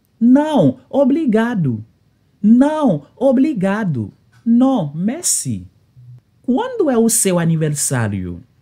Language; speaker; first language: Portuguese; non-native, learner; Haitian Creole